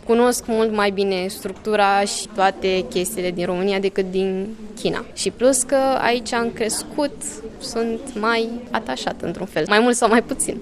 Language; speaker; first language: Romanian; early bilingual, other home language; Chinese